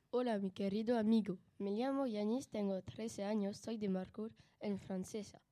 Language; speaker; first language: Spanish; non-native, learner; French